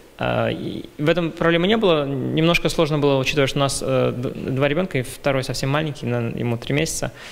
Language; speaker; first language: Russian; early bilingual, heritage; Russian